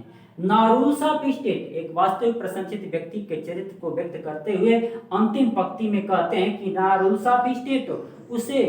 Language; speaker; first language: Hindi; native; Hindi